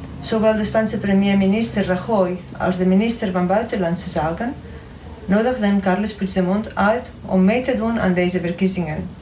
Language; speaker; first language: Dutch; non-native, fluent; Catalan